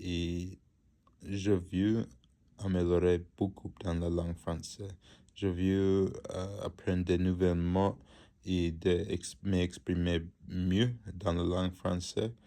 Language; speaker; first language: French; non-native, learner; English